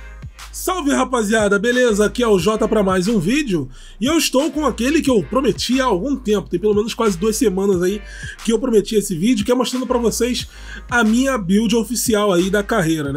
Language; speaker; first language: Portuguese; native; Portuguese